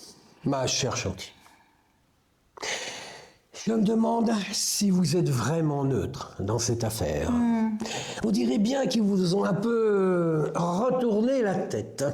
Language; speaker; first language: French; native; French